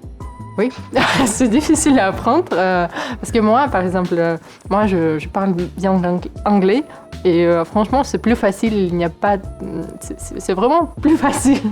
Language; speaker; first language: French; non-native, fluent; Ukrainian